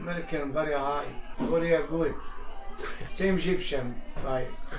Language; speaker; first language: English; non-native, learner; Arabic